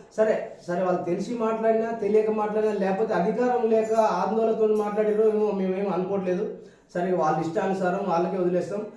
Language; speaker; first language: Telugu; native; Telugu